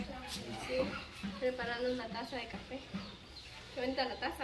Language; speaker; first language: Spanish; native; Spanish